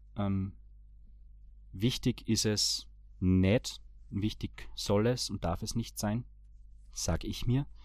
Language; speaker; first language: German; early bilingual, other home language; Bosnian